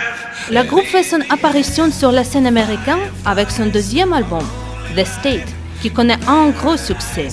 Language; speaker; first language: French; non-native, fluent; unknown